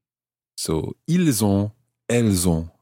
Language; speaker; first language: French; non-native, fluent; English